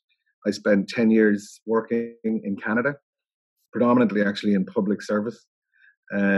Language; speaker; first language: English; native; English